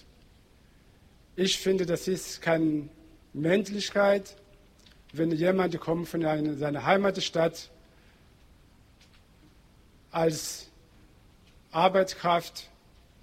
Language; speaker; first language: German; non-native, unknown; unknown